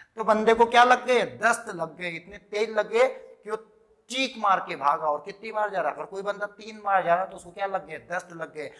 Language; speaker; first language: Hindi; non-native, local second language; Rajasthani